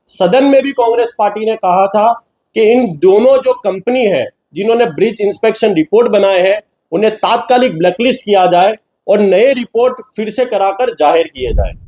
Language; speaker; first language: Hindi; non-native, local second language; Gujarati